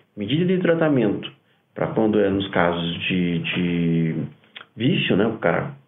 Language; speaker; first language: Portuguese; native; Portuguese